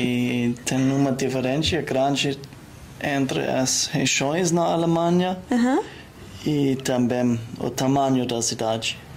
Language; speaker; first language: Portuguese; non-native, learner; German